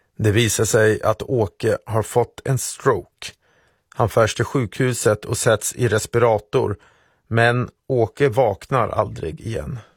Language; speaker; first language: Swedish; native; Swedish